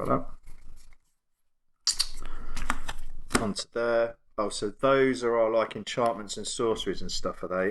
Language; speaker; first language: English; native; English